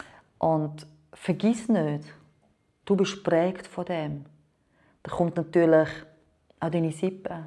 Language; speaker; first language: German; non-native, fluent; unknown